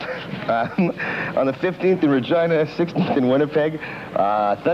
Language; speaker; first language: English; native; English